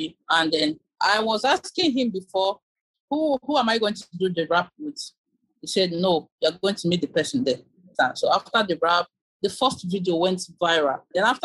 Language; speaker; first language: English; non-native, local second language; Igbo